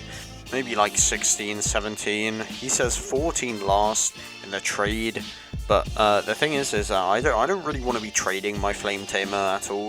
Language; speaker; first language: English; native; English